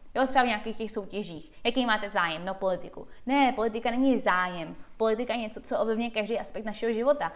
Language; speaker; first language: Czech; early bilingual, heritage; Czech